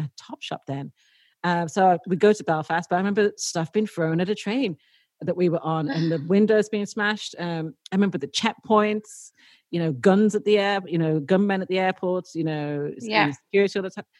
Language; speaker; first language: English; native; English